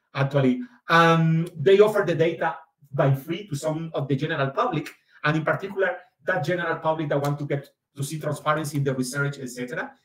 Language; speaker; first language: English; non-native, fluent; Spanish